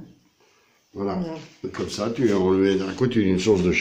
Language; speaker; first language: French; native; French